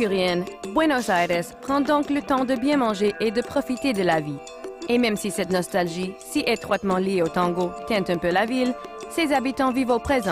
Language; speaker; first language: French; native; French